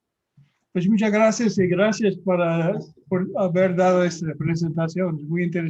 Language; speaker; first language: Spanish; non-native, fluent; English